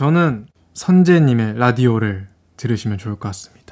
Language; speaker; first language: Korean; native; Korean